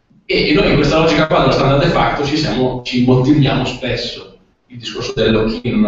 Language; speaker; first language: Italian; native; Italian